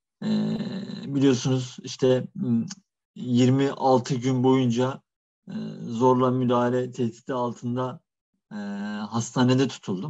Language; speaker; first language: Turkish; native; Turkish